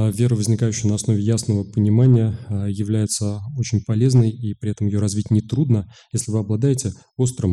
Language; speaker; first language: Russian; native; Russian